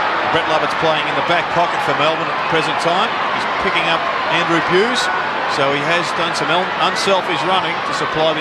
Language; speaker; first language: English; native; English